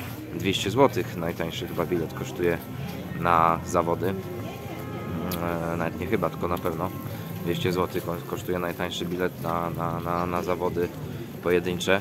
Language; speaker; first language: Polish; native; Polish